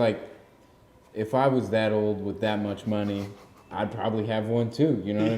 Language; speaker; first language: English; native; English